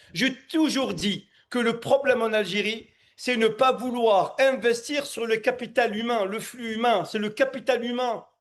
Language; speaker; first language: French; non-native, local second language; Arabic